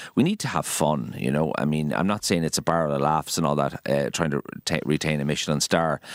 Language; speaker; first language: English; native; English